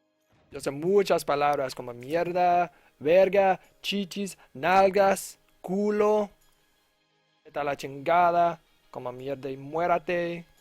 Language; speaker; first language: Spanish; non-native, learner; English